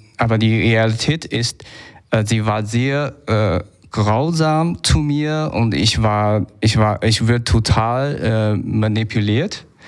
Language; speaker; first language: German; non-native, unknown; Chinese